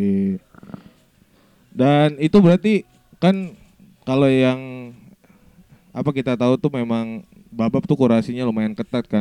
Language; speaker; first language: Indonesian; native; Indonesian